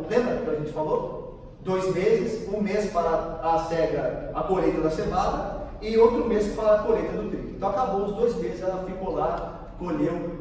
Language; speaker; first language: Portuguese; native; Portuguese